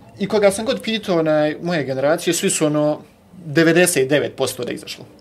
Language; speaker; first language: Bosnian; native; Bosnian